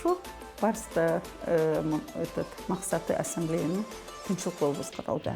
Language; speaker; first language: Kyrgyz; non-native, local second language; Karachay-Balkar